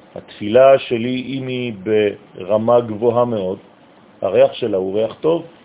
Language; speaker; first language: Hebrew; non-native, fluent; French